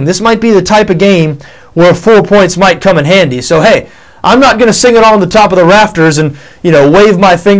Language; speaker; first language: English; native; English